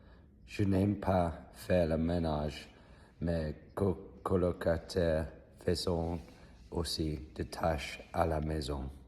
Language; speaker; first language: French; non-native, learner; English